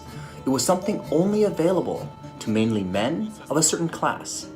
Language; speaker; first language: English; native; English